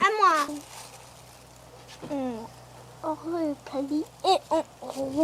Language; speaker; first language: French; native; French